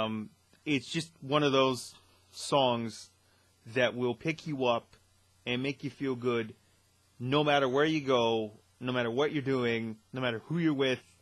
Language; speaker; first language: English; native; English